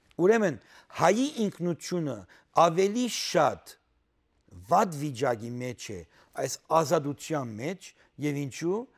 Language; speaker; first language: Armenian; early bilingual, heritage; Armenian